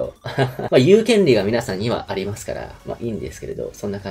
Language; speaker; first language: Japanese; native; Japanese